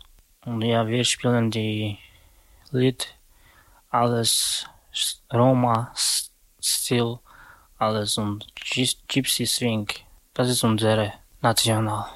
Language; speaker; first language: German; non-native, learner; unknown